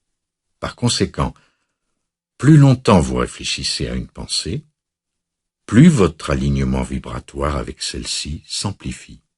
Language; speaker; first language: French; native; French